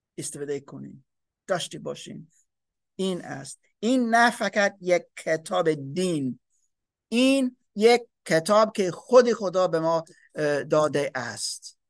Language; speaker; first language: Persian; non-native, fluent; English